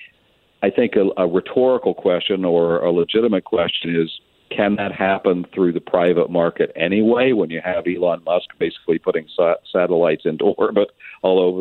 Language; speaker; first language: English; native; English